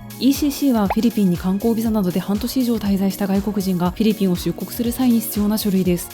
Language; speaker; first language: Japanese; native; Japanese